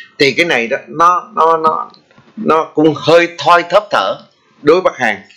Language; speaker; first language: Vietnamese; native; Vietnamese